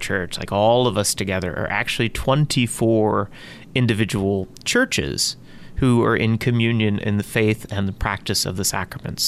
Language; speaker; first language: English; native; English